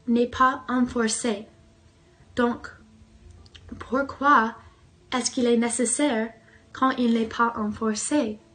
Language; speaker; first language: French; non-native, learner; English